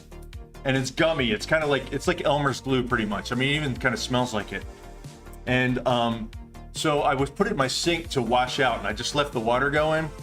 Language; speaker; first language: English; native; English